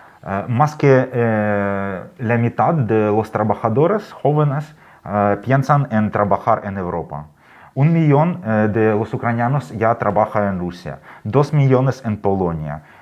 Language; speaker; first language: Spanish; non-native, fluent; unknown